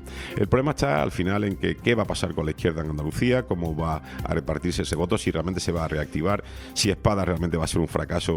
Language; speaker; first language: Spanish; native; Spanish